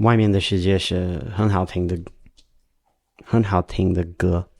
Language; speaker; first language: Chinese; non-native, learner; English